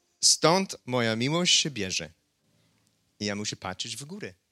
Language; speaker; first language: Polish; non-native, fluent; English